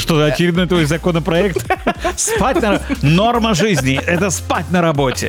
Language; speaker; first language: Russian; native; Russian